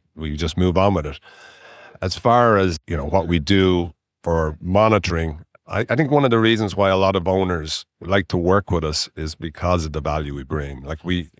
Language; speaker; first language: English; native; English